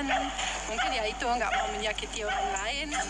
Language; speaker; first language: Indonesian; non-native, fluent; German